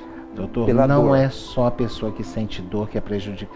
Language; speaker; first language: Portuguese; native; Portuguese